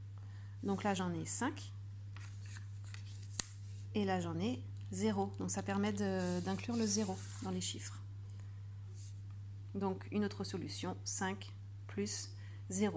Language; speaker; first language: French; native; French